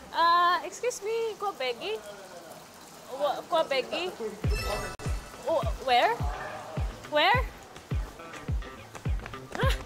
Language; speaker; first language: English; non-native, local second language; Filipino